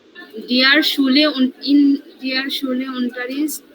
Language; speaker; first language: German; non-native, learner; Bangla